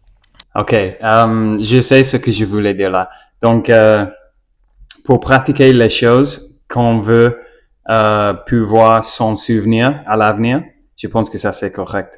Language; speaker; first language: French; non-native, learner; English